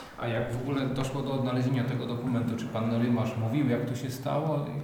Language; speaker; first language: Polish; native; Polish